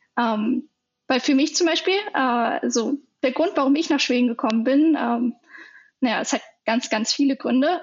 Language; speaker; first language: German; native; German